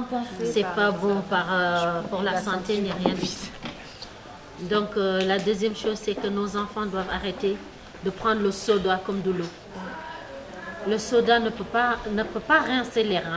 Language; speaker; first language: French; native; French